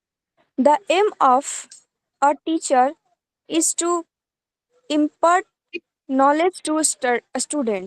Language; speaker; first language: English; non-native, learner; Hindi